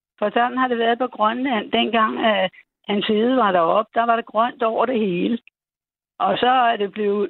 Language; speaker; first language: Danish; native; Danish